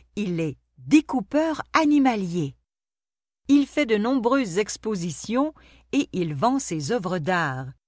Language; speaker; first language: French; non-native, local second language; Arabic